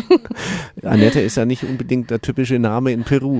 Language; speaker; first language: German; native; German